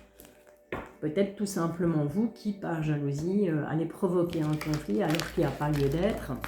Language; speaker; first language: French; native; French